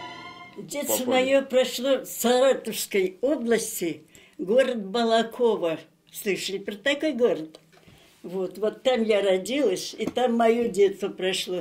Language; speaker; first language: Russian; native; Russian